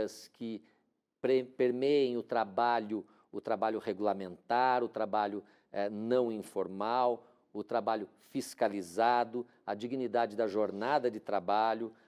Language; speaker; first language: Portuguese; native; Portuguese